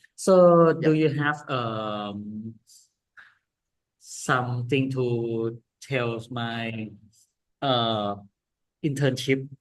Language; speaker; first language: English; non-native, learner; Thai